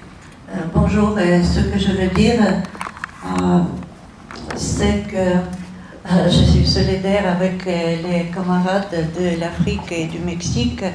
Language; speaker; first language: French; non-native, fluent; Russian